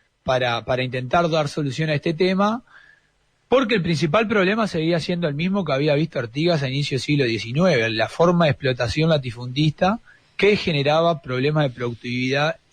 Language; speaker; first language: Spanish; native; Spanish